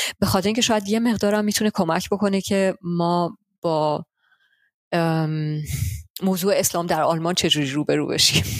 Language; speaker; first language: Persian; early bilingual, heritage; Persian